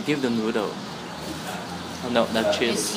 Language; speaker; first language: English; non-native, fluent; Chinese